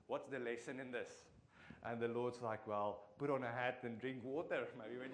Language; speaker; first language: English; non-native, local second language; Afrikaans